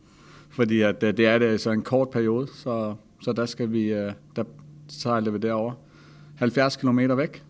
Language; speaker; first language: Danish; native; Danish